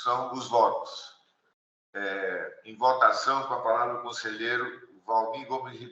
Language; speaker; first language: Portuguese; native; Portuguese